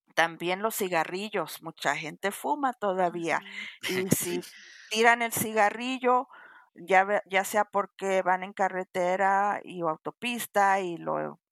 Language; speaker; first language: Spanish; early bilingual, heritage; Spanish